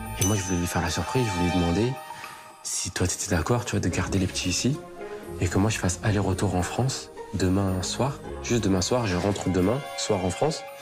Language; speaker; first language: French; early bilingual, other home language; Portuguese